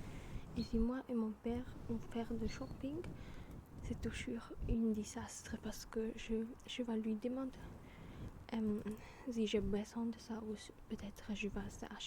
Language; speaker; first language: French; non-native, learner; German